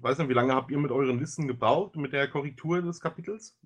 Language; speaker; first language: German; native; German